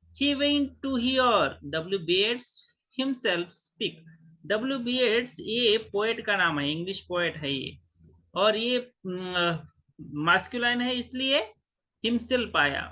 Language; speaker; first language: Hindi; non-native, local second language; Marathi